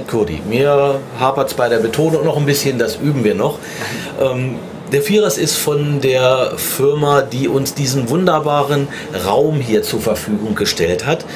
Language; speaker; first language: German; native; German